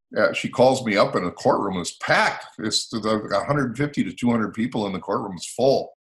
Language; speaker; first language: English; native; English